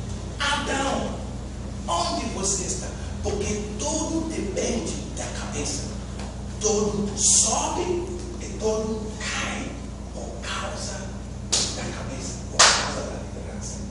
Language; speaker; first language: Portuguese; non-native, fluent; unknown